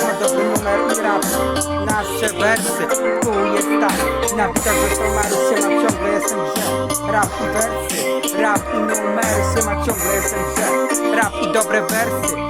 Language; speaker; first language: Polish; native; Polish